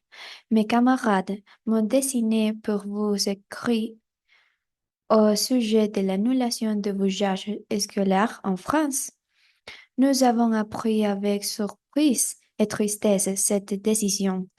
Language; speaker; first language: French; non-native, fluent; Spanish